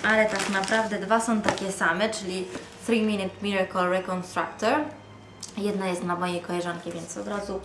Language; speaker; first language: Polish; non-native, fluent; Italian